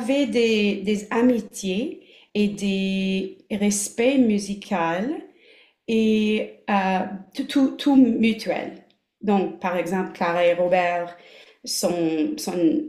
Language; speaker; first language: French; non-native, local second language; English